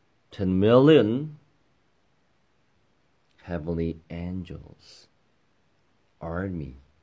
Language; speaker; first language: English; non-native, learner; Korean